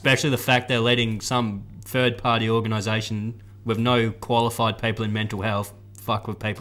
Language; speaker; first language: English; native; English